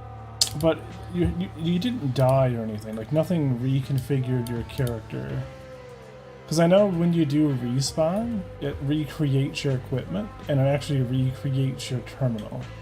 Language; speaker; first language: English; native; English